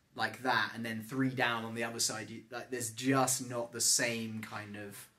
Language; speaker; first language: English; native; English